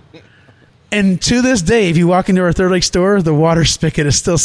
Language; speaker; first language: English; native; English